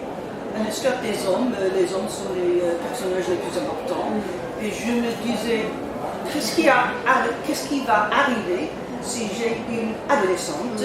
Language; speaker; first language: French; non-native, learner; English